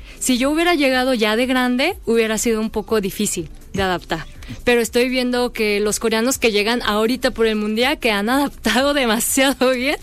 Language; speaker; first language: Spanish; early bilingual, other home language; Korean